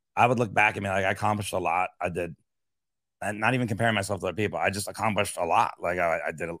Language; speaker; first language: English; native; English